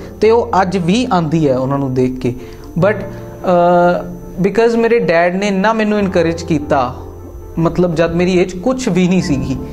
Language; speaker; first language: Punjabi; early bilingual, other home language; English